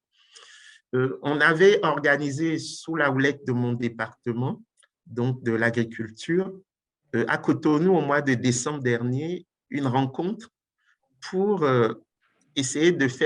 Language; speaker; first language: French; non-native, local second language; Ewe